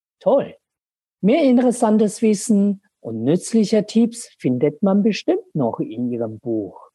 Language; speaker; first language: German; non-native, learner; Chinese